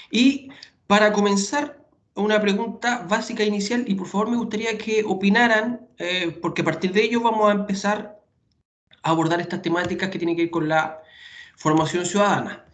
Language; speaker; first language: Spanish; native; Spanish